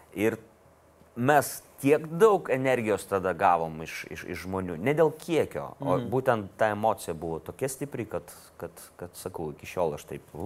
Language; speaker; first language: Lithuanian; non-native, local second language; Russian